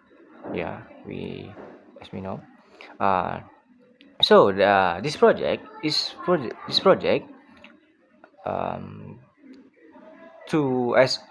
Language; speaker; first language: English; non-native, learner; Indonesian